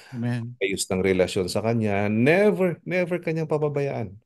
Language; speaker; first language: Filipino; native; Filipino